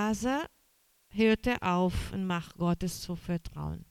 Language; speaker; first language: German; non-native, learner; Portuguese